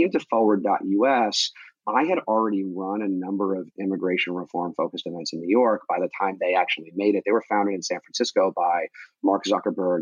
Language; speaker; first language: English; native; English